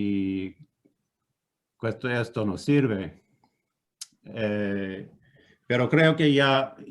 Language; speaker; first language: Spanish; non-native, fluent; Italian